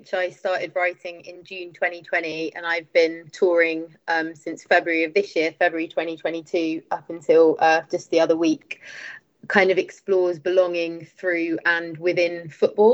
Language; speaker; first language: English; native; English